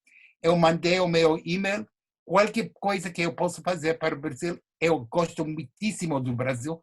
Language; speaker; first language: Portuguese; non-native, fluent; English